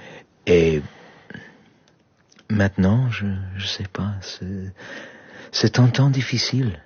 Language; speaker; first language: French; non-native, learner; Polish